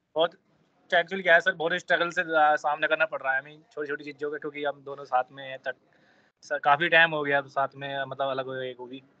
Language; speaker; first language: Hindi; native; Hindi